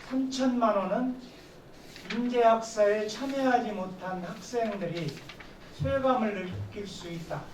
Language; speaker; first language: Korean; native; Korean